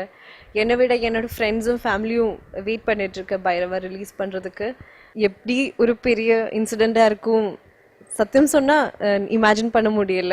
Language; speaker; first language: Tamil; non-native, learner; Malayalam